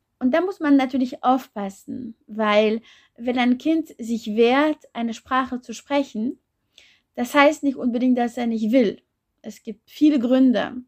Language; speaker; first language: German; non-native, fluent; French